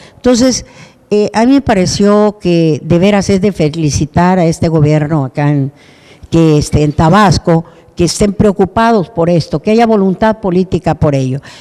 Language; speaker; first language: Spanish; native; Spanish